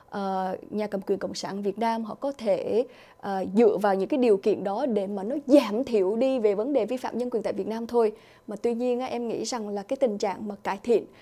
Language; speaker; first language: Vietnamese; early bilingual, other home language; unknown